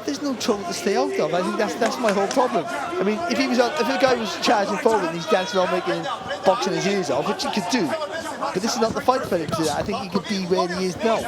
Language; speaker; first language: English; native; English